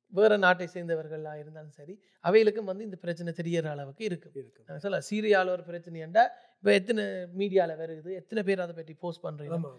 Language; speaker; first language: Tamil; early bilingual, heritage; Tamil